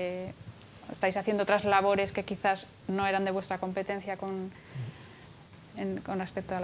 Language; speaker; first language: Spanish; native; Spanish